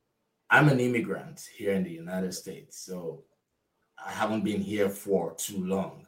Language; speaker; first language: English; non-native, local second language; Igbo